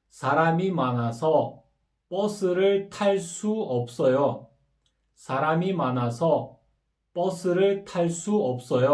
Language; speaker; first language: Korean; non-native, fluent; Kyrgyz